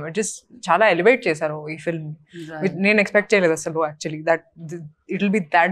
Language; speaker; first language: Telugu; non-native, fluent; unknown